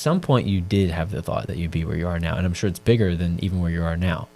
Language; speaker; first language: English; native; English